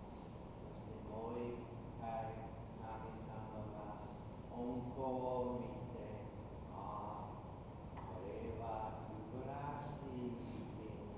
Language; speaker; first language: Japanese; non-native, fluent; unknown